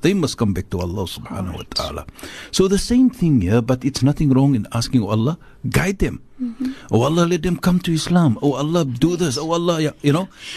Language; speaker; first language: English; native; English